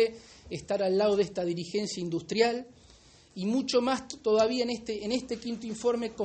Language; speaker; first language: Spanish; native; Spanish